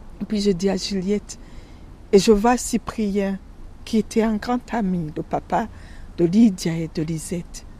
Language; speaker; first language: French; non-native, local second language; Rundi